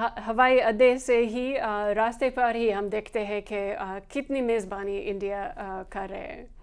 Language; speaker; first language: Hindi; non-native, fluent; English